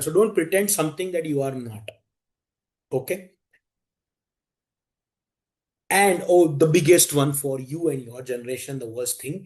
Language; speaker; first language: English; non-native, local second language; Hindi